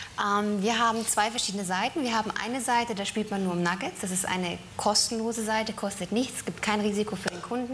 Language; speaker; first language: German; native; German